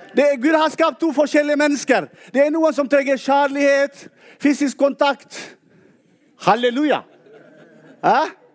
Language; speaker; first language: Norwegian; non-native, fluent; Tigrinya